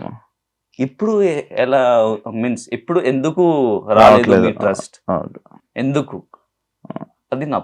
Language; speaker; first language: Telugu; non-native, learner; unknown